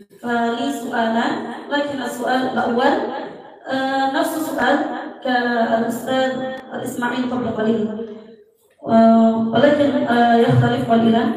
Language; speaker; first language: Arabic; non-native, fluent; Indonesian